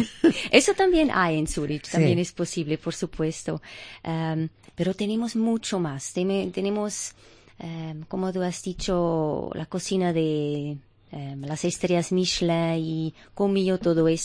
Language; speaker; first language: Spanish; non-native, fluent; German